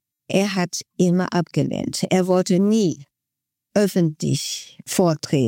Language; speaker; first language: German; non-native, fluent; Chinese